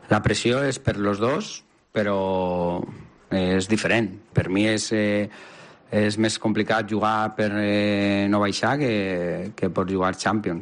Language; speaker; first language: Catalan; non-native, learner; Spanish